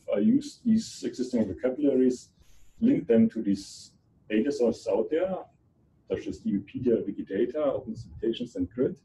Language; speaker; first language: English; non-native, fluent; German